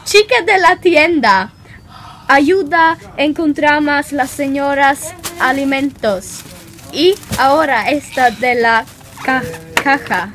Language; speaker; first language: Spanish; non-native, learner; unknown